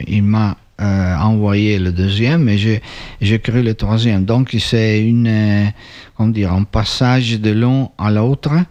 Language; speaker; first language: French; non-native, fluent; Italian